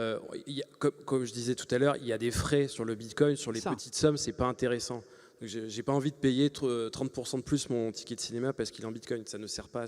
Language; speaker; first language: French; native; French